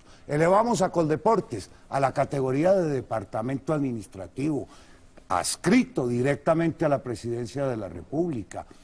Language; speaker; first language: Spanish; native; Spanish